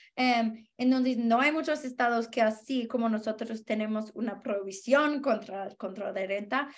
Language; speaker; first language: Spanish; non-native, fluent; English